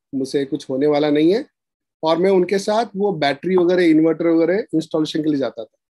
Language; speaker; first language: Hindi; non-native, local second language; Marathi